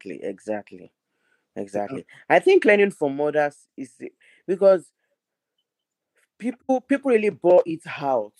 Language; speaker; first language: English; non-native, local second language; Yoruba